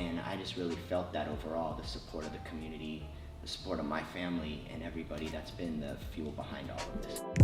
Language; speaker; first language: English; native; English